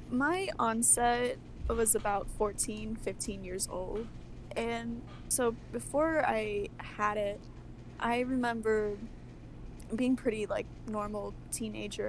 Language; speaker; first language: English; native; English